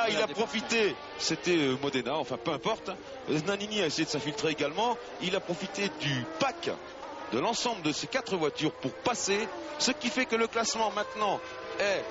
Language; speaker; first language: French; native; French